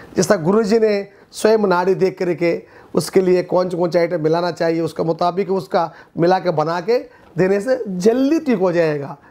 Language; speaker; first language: Hindi; non-native, local second language; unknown